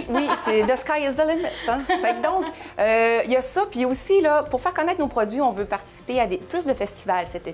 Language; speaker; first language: French; native; French